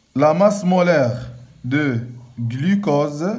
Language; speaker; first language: French; non-native, local second language; Arabic